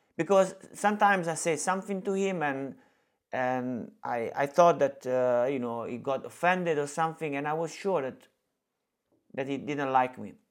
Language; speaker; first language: English; non-native, fluent; Italian